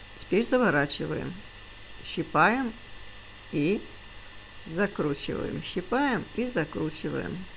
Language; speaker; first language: Russian; non-native, local second language; Azerbaijani